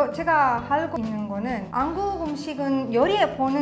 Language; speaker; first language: Korean; non-native, fluent; Italian